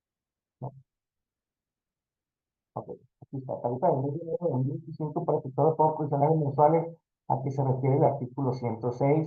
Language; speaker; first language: Spanish; native; Spanish